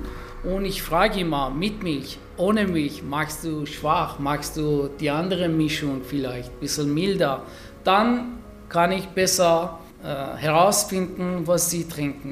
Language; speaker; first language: German; non-native, fluent; Persian